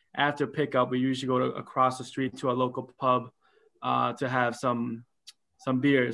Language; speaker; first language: English; early bilingual, other home language; Khmer